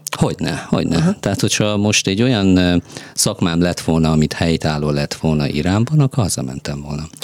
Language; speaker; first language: Hungarian; non-native, fluent; Persian